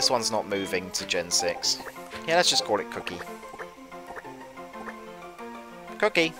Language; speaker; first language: English; native; English